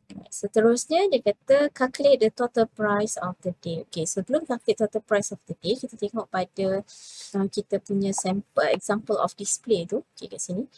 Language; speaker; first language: English; non-native, local second language; Malay